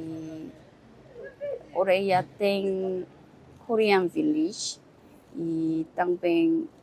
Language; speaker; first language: Portuguese; non-native, learner; Korean